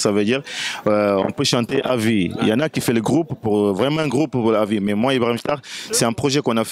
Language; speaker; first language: French; non-native, fluent; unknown